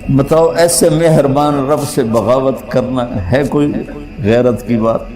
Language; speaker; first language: Urdu; non-native, local second language; Punjabi